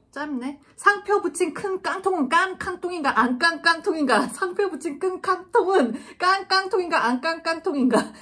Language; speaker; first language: Korean; native; Korean